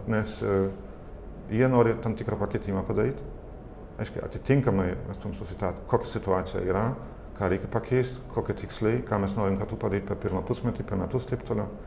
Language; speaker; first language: Lithuanian; non-native, fluent; German